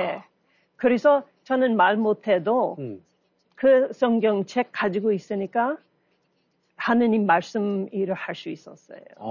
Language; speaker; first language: Korean; non-native, learner; English